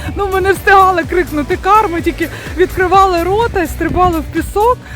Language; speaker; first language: Ukrainian; non-native, local second language; Russian